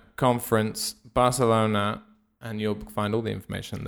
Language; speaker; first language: English; native; English